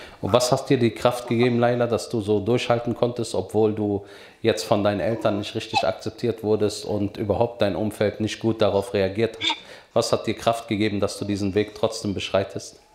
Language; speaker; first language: German; native; German